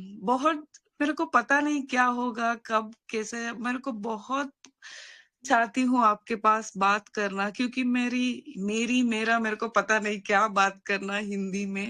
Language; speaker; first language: Hindi; non-native, local second language; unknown